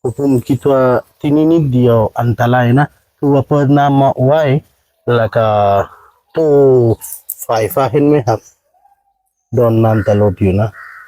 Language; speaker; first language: Thai; native; Thai